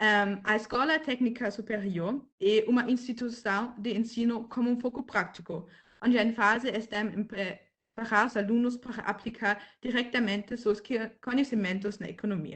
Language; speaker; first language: Portuguese; non-native, fluent; German